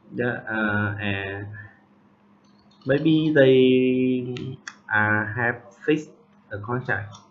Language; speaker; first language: English; non-native, learner; Vietnamese